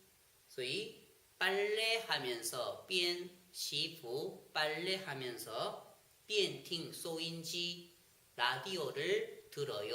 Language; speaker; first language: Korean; non-native, fluent; Chinese